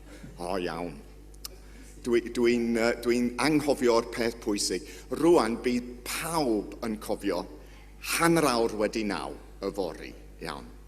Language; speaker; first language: Welsh; non-native, fluent; English